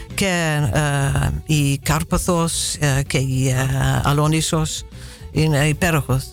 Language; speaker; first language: Greek; non-native, fluent; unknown